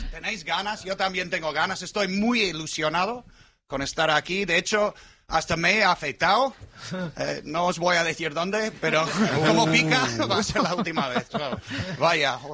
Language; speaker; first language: Spanish; non-native, fluent; English